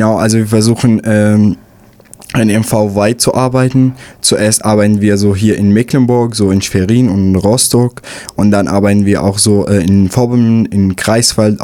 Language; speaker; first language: German; non-native, fluent; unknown